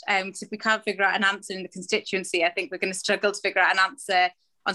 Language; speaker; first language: English; native; English